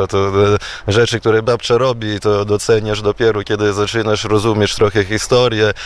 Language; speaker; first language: Polish; non-native, fluent; Italian